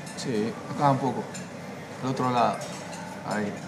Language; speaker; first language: Spanish; early bilingual, other home language; Dutch